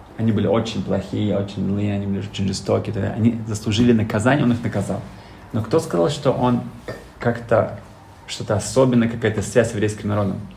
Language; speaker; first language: Russian; early bilingual, heritage; Russian